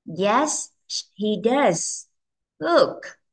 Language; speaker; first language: English; non-native, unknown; Vietnamese